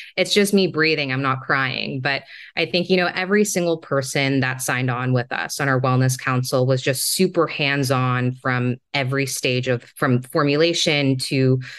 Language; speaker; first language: English; native; English